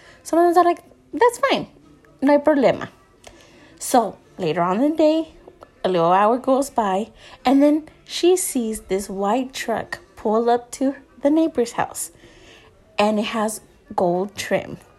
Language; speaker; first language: English; early bilingual, other home language; Spanish